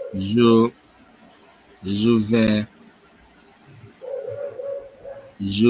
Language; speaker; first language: French; non-native, learner; English